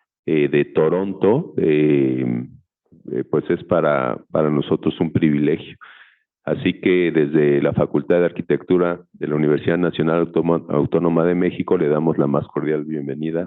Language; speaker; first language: Spanish; native; Spanish